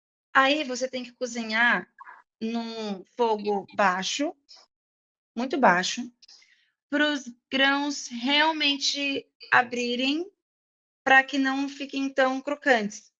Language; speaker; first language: Portuguese; non-native, fluent; English